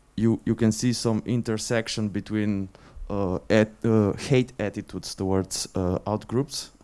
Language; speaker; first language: English; non-native, fluent; Slovenian